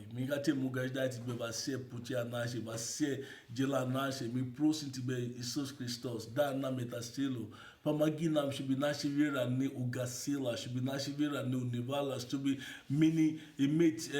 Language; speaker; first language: Russian; non-native, learner; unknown